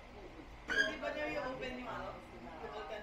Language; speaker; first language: Filipino; non-native, local second language; Hiligaynon